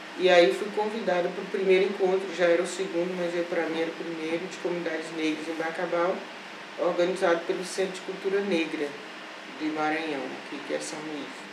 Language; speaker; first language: Portuguese; native; Portuguese